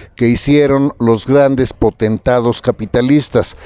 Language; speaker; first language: Spanish; native; Spanish